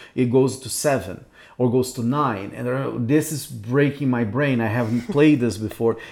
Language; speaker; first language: English; non-native, fluent; Portuguese